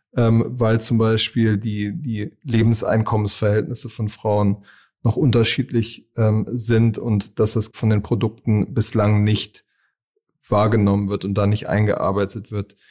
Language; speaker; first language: German; native; German